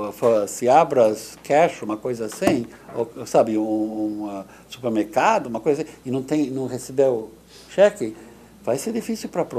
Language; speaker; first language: Portuguese; non-native, fluent; English